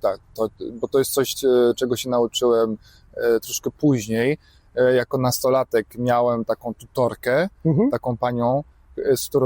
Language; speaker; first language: Polish; early bilingual, heritage; German